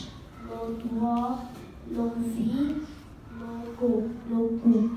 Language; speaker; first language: French; non-native, learner; Arabic